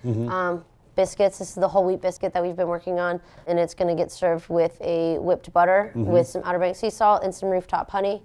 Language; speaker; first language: English; native; English